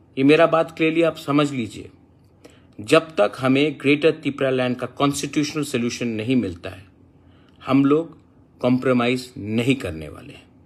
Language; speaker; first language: Hindi; non-native, local second language; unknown